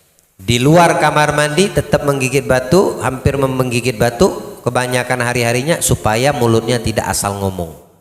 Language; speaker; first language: Indonesian; native; Indonesian